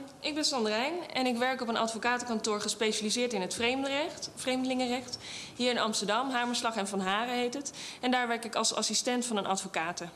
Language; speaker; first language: Dutch; native; Dutch